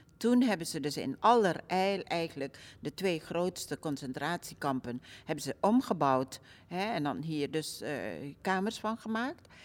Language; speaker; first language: Dutch; early bilingual, other home language; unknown